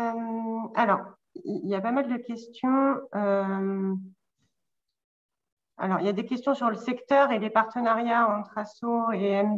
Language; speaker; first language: French; native; French